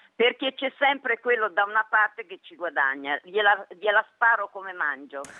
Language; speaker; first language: Italian; native; Italian